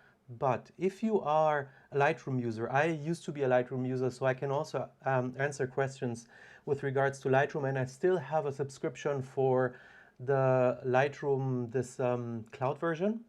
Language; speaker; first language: English; non-native, fluent; German